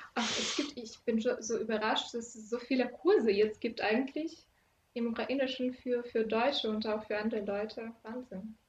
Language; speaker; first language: German; non-native, fluent; Ukrainian